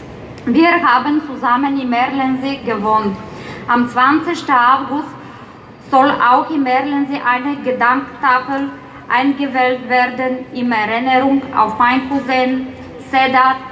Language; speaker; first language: German; non-native, fluent; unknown